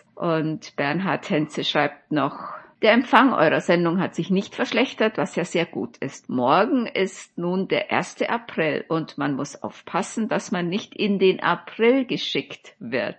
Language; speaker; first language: German; native; German